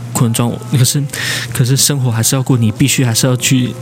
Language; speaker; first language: Chinese; native; Chinese